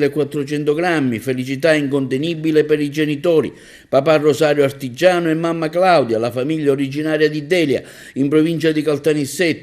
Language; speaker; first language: Italian; native; Italian